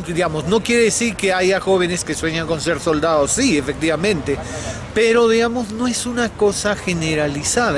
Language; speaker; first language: Spanish; native; Spanish